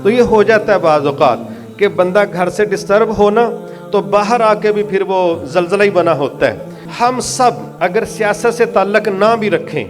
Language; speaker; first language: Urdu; non-native, local second language; Punjabi